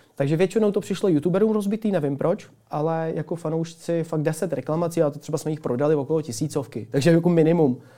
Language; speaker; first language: Czech; early bilingual, other home language; Ukrainian